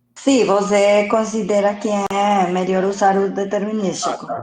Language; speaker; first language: Portuguese; non-native, fluent; Spanish